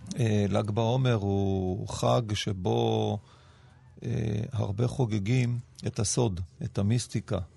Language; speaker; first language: Hebrew; native; Hebrew